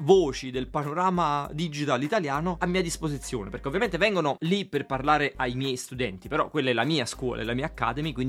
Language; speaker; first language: Italian; native; Italian